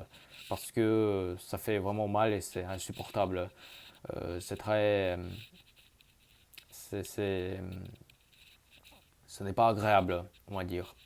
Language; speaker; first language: French; early bilingual, other home language; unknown